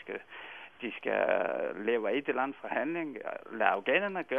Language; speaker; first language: Danish; non-native, fluent; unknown